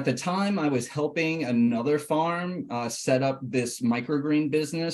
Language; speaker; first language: English; native; English